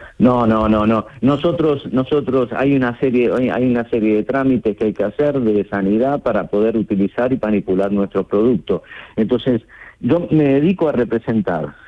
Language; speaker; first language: Spanish; native; Spanish